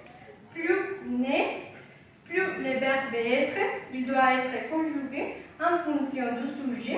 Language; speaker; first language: French; non-native, fluent; Spanish